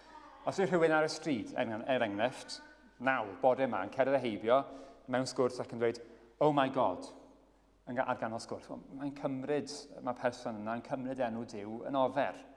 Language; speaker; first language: Welsh; native; Welsh